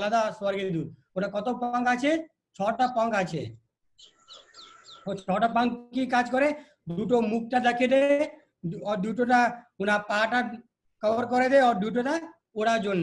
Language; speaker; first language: Bangla; non-native, local second language; Hindi